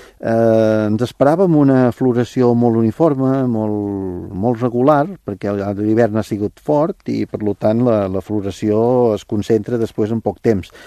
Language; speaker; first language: Catalan; native; Catalan